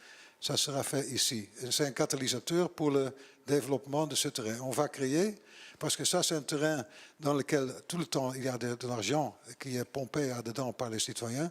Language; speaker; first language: French; non-native, learner; Dutch